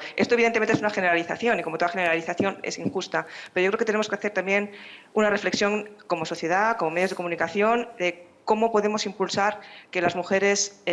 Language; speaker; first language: Spanish; native; Spanish